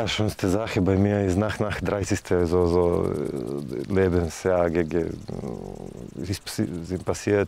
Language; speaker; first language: German; non-native, fluent; Serbian